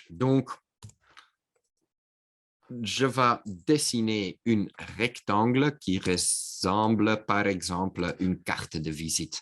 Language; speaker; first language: French; non-native, local second language; Dutch